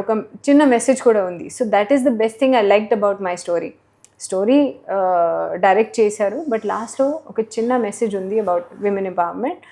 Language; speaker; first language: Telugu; non-native, learner; Hindi